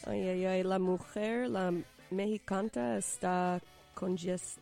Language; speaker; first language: Spanish; non-native, learner; English